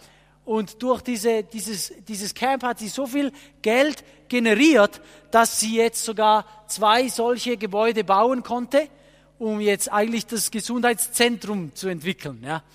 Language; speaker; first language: German; non-native, fluent; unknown